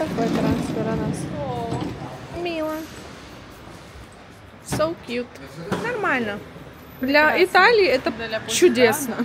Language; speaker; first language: Russian; native; Russian